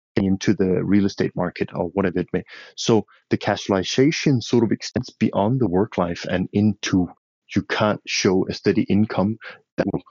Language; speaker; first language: English; non-native, fluent; Danish